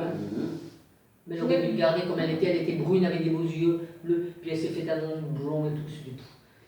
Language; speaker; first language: French; native; French